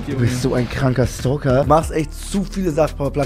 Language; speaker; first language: German; native; German